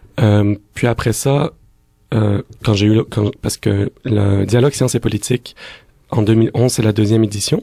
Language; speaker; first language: French; native; French